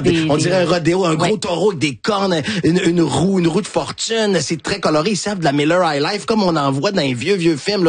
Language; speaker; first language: French; native; French